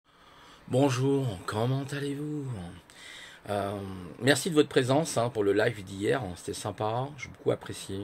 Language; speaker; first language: French; native; French